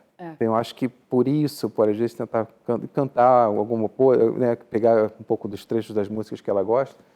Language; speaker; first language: Portuguese; native; Portuguese